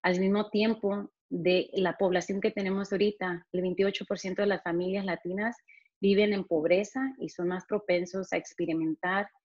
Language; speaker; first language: Spanish; early bilingual, heritage; Spanish